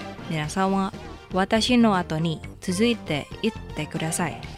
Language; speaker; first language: Japanese; non-native, fluent; Indonesian